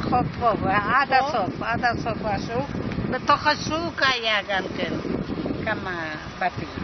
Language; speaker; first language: Hebrew; non-native, fluent; Malayalam